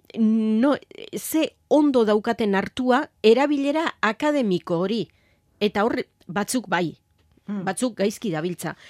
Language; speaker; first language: Basque; native; Basque